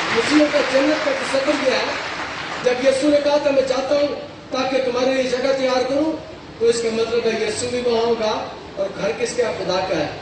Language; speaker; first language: Urdu; non-native, local second language; Punjabi